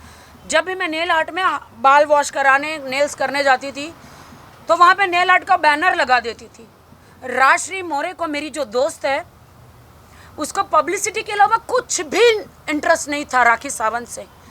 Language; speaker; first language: Hindi; native; Hindi